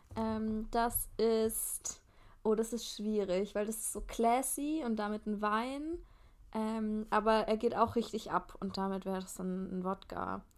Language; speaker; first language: German; native; German